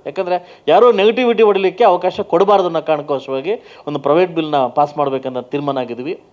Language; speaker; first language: Kannada; native; Kannada